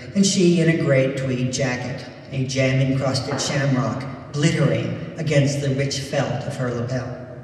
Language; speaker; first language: English; native; English